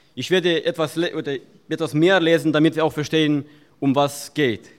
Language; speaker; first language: German; non-native, fluent; Russian